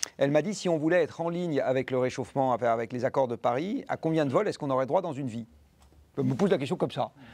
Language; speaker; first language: French; native; French